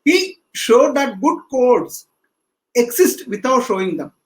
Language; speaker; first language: English; non-native, local second language; Malayalam